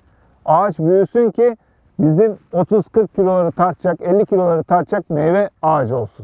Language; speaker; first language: Turkish; native; Turkish